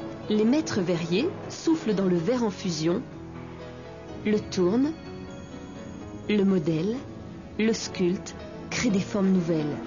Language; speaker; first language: French; native; French